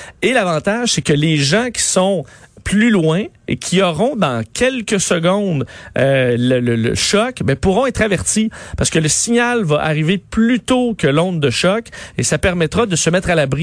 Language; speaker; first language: French; native; French